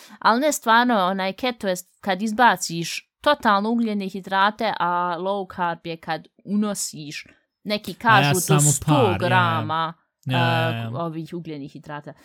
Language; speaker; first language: Bosnian; early bilingual, heritage; Bosnian